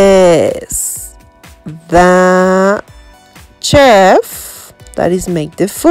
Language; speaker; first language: English; non-native, learner; Spanish